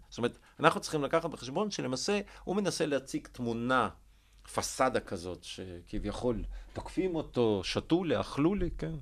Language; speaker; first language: Hebrew; non-native, fluent; Russian